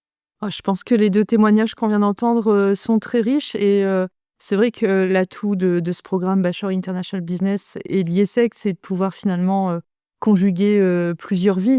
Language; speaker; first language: French; native; French